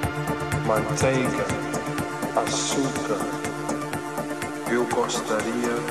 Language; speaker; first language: Portuguese; non-native, learner; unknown